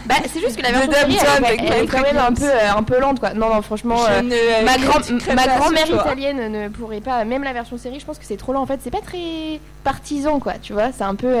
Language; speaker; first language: French; native; French